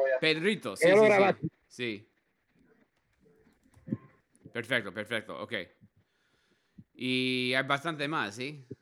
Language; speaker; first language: Spanish; non-native, learner; English